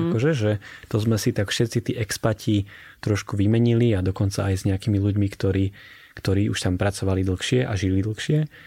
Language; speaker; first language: Slovak; native; Slovak